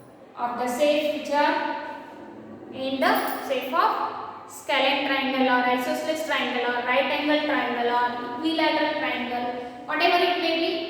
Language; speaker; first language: English; non-native, local second language; Kannada